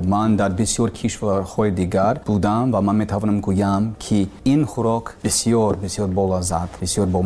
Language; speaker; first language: Persian; non-native, learner; English